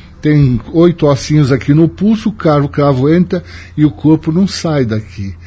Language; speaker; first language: Portuguese; native; Portuguese